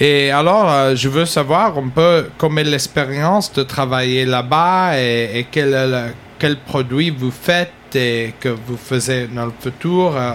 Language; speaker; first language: French; non-native, learner; English